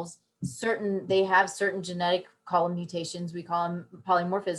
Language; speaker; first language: English; native; English